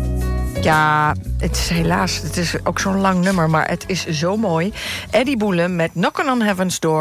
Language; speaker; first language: Dutch; native; Dutch